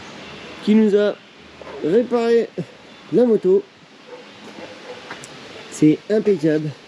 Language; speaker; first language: French; native; French